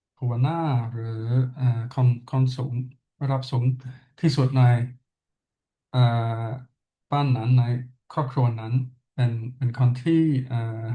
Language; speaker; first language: Thai; non-native, learner; English